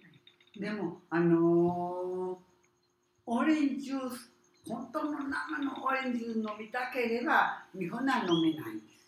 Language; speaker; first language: Japanese; non-native, learner; Spanish